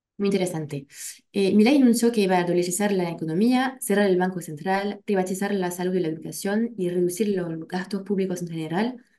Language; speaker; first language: Spanish; non-native, fluent; French